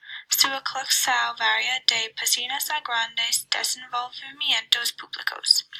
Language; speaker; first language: Portuguese; non-native, learner; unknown